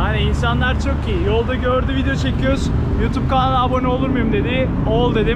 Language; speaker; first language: Turkish; native; Turkish